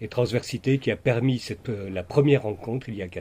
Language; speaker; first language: French; native; French